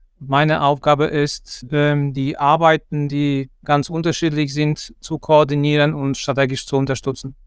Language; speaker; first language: German; non-native, fluent; Polish